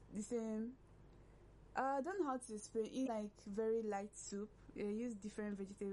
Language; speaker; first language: English; non-native, local second language; Igbo